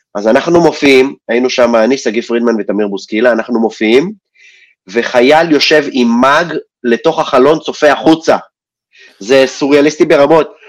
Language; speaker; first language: Hebrew; early bilingual, other home language; Russian